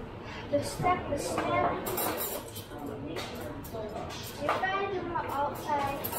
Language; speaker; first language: Dutch; early bilingual, other home language; Indonesian